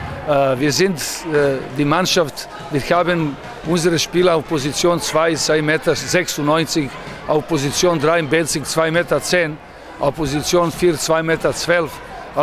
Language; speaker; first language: German; non-native, fluent; Serbian